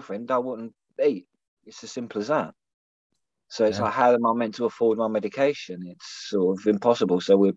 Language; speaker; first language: English; native; English